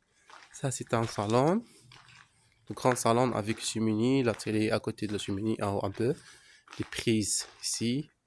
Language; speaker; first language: French; non-native, local second language; Arabic